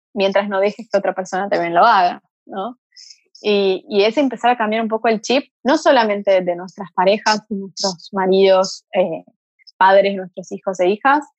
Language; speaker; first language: Spanish; early bilingual, other home language; Portuguese